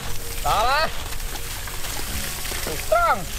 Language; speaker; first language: English; non-native, learner; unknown